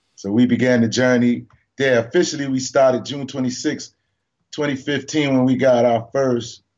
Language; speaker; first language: English; native; English